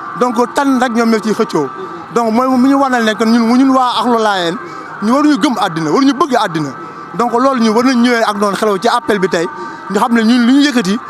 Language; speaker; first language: Wolof; native; Wolof